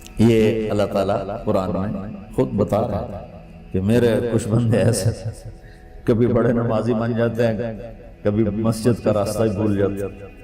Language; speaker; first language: Urdu; non-native, local second language; Punjabi